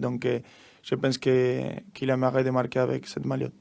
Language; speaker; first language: French; non-native, learner; Spanish